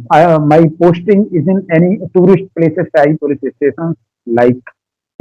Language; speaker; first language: English; non-native, learner; Hindi